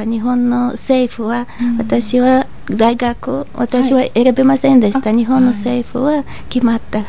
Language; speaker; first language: Japanese; non-native, fluent; Bulgarian